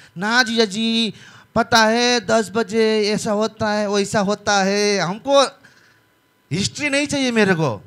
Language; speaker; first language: Hindi; non-native, local second language; Bangla